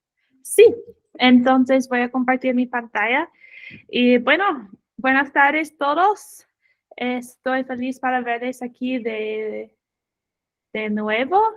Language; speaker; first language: Spanish; non-native, fluent; English